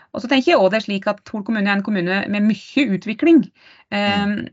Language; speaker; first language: Norwegian; native; Norwegian